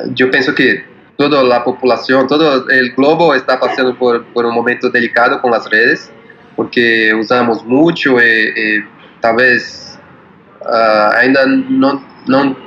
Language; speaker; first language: Spanish; non-native, learner; Portuguese